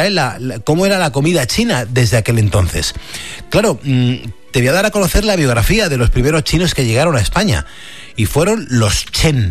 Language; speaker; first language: Spanish; native; Spanish